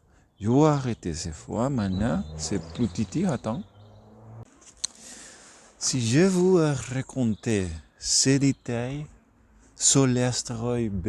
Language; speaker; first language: French; non-native, learner; Spanish